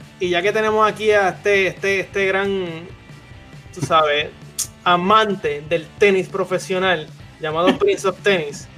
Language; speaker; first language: Spanish; native; Spanish